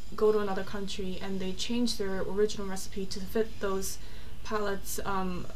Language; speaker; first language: English; non-native, fluent; Korean